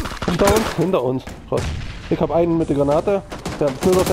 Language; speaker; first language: German; native; German